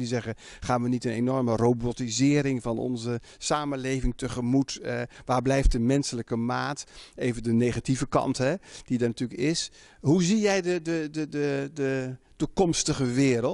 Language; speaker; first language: Dutch; native; Dutch